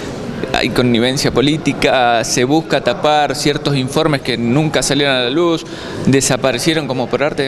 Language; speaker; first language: Spanish; native; Spanish